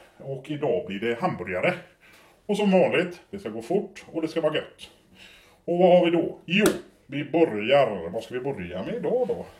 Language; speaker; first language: Swedish; native; Swedish